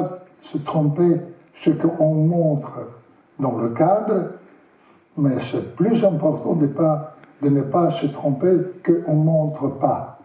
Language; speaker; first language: French; non-native, learner; Russian